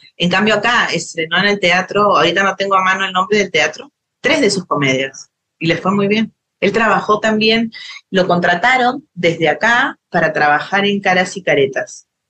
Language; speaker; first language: Spanish; native; Spanish